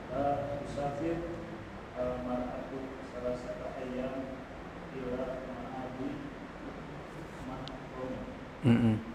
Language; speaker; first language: Arabic; non-native, learner; Indonesian